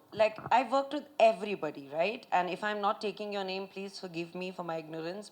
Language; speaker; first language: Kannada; non-native, local second language; Punjabi